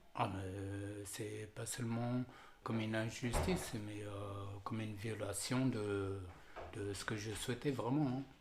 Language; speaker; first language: French; early bilingual, other home language; Amharic